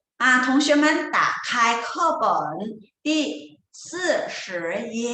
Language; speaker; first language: Chinese; non-native, fluent; Thai